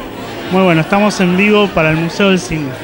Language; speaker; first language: Spanish; native; Spanish